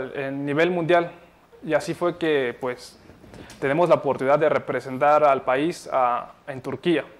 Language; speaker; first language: Spanish; native; Spanish